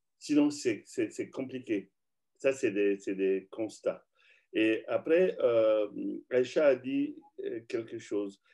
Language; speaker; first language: French; non-native, local second language; Bambara